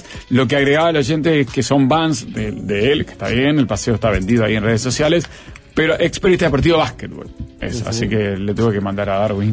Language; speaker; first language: Spanish; native; Spanish